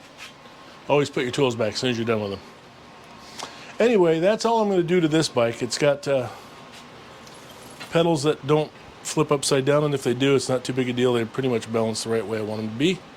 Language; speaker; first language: English; native; English